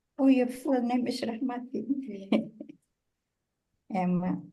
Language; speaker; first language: English; non-native, fluent; Indonesian